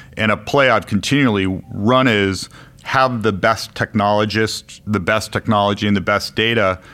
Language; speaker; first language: English; native; English